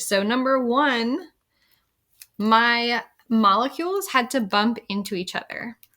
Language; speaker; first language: English; native; English